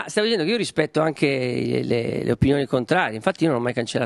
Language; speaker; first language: Italian; native; Italian